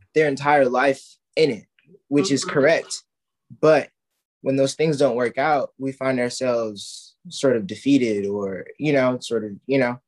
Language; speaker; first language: English; native; English